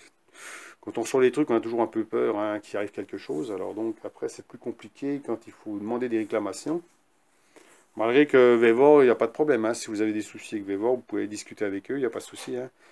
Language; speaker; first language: French; native; French